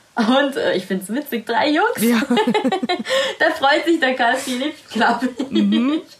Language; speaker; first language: German; non-native, fluent; Italian